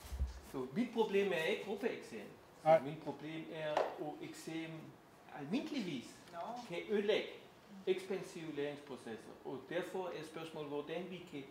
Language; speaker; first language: Danish; non-native, fluent; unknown